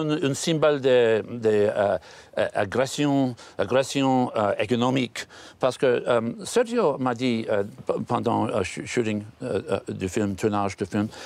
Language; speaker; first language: French; non-native, learner; English